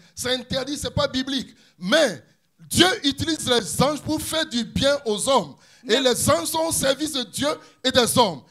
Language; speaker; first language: French; non-native, local second language; Ewe